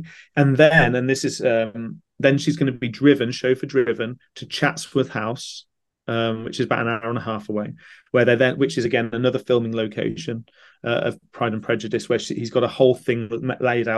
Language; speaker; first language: English; native; English